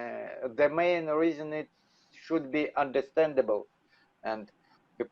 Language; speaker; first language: English; non-native, learner; Russian